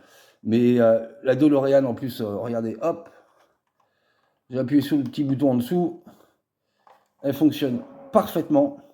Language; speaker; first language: French; native; French